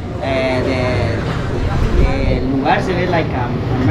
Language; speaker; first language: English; non-native, learner; Spanish